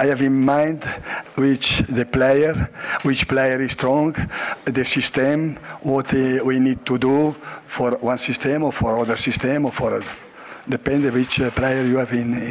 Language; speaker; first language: English; non-native, learner; Italian